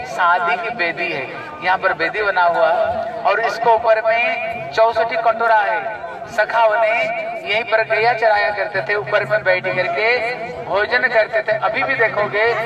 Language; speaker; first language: Hindi; non-native, local second language; Bangla